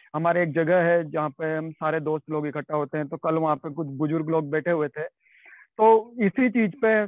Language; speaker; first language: Hindi; native; Hindi